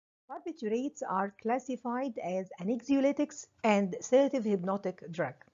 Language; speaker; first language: English; non-native, fluent; Arabic